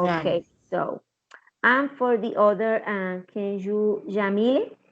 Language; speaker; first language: English; non-native, learner; Spanish